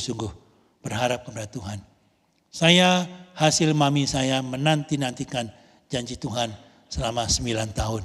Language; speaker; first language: Indonesian; native; Indonesian